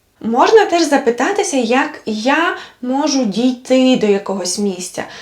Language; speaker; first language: Polish; non-native, fluent; Ukrainian